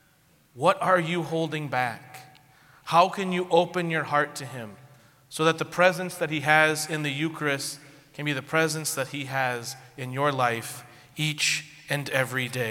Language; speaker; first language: English; native; English